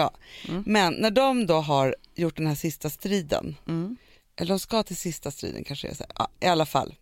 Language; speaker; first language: Swedish; native; Swedish